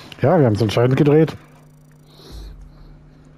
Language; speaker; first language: German; native; German